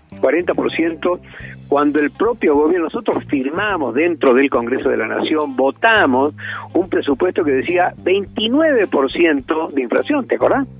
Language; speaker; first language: Spanish; native; Spanish